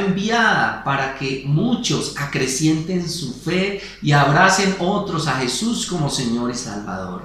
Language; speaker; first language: Spanish; native; Spanish